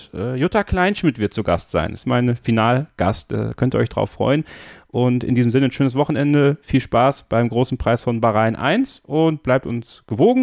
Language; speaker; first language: German; native; German